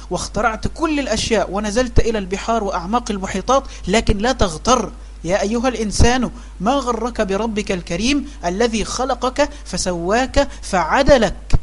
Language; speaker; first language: Arabic; native; Arabic